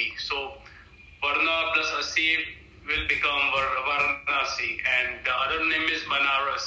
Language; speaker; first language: English; non-native, local second language; Hindi